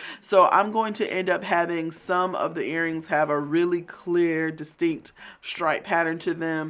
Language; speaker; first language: English; native; English